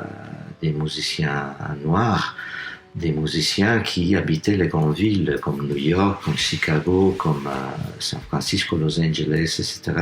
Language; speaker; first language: French; non-native, fluent; Italian